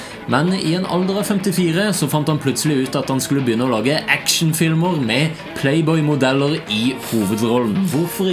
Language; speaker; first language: Norwegian; native; Norwegian